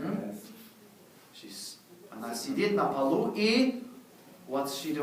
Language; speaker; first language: Russian; non-native, fluent; English